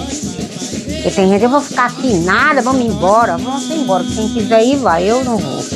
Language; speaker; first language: Portuguese; native; Portuguese